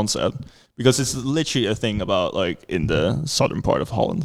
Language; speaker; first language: English; non-native, fluent; Dutch